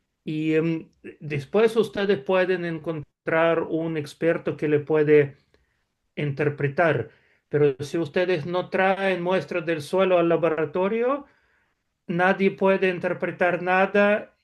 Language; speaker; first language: Spanish; non-native, fluent; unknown